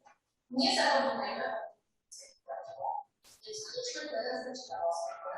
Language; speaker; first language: Polish; native; Polish